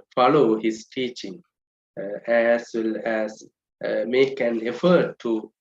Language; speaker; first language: English; non-native, local second language; Sinhala